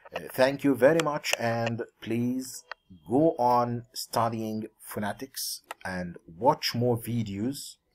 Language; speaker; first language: English; non-native, fluent; Arabic